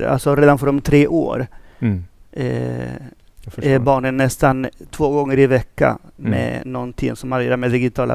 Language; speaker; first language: Swedish; non-native, fluent; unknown